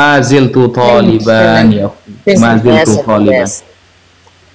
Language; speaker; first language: Arabic; non-native, learner; Indonesian